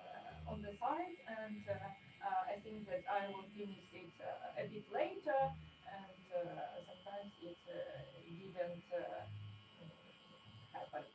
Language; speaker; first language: English; non-native, fluent; Ukrainian